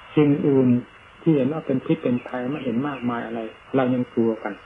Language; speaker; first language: Thai; native; Thai